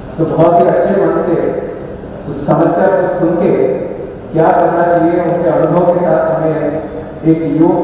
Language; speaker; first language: Hindi; non-native, local second language; Telugu